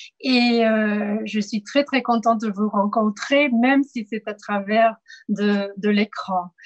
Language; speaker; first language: French; non-native, fluent; Spanish